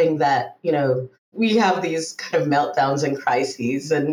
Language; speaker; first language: English; native; English